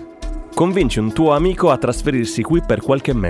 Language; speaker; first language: Italian; native; Italian